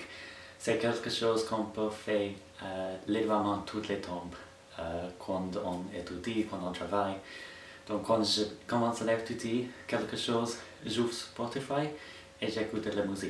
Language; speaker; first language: French; non-native, fluent; English